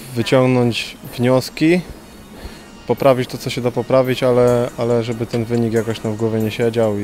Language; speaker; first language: Polish; native; Polish